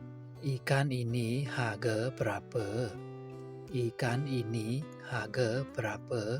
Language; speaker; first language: Indonesian; non-native, learner; Burmese